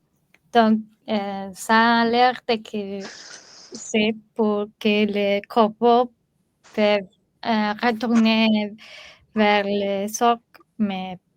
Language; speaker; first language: French; non-native, learner; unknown